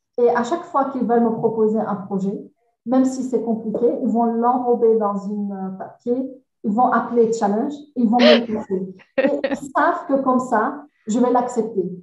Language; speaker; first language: French; non-native, local second language; Arabic